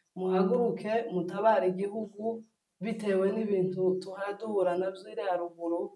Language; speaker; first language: Kinyarwanda; native; Kinyarwanda